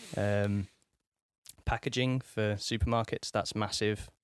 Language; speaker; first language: English; native; English